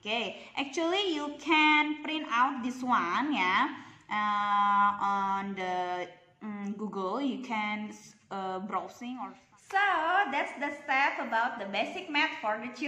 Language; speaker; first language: English; non-native, local second language; Indonesian